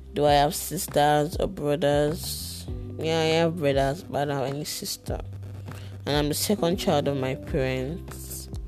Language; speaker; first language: English; non-native, local second language; Yoruba